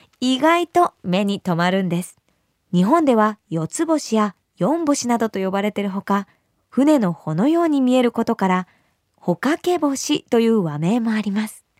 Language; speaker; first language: Japanese; native; Japanese